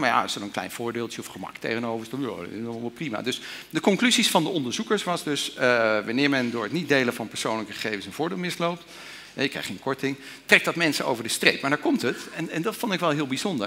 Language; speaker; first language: Dutch; native; Dutch